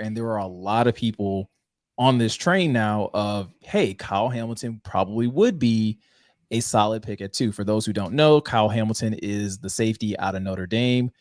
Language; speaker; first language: English; native; English